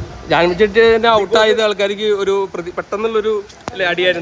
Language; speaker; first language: Malayalam; native; Malayalam